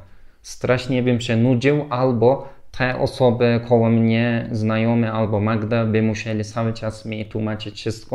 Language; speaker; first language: Polish; non-native, learner; Turkish